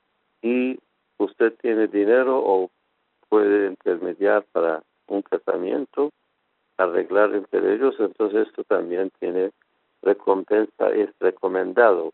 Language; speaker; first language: Spanish; non-native, fluent; Persian